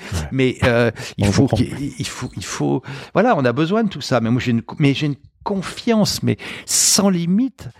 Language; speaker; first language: French; native; French